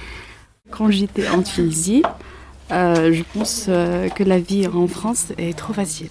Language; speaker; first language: French; non-native, learner; Arabic